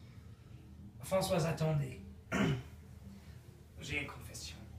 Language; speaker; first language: French; non-native, learner; English